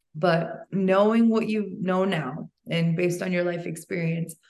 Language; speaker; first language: English; early bilingual, other home language; Albanian